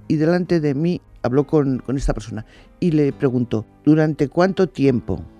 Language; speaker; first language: Spanish; native; Spanish